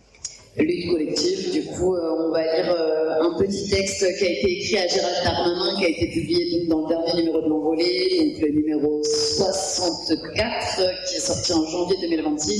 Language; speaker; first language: French; native; French